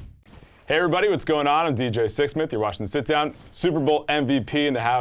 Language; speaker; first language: English; native; English